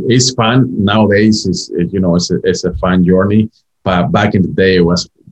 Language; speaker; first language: English; non-native, fluent; Spanish